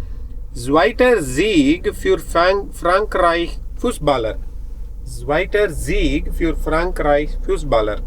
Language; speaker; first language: German; non-native, learner; Tamil